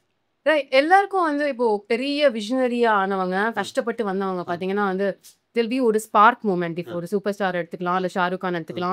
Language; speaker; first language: Tamil; native; Tamil